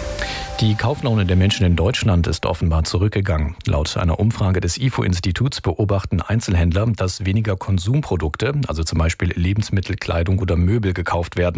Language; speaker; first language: German; native; German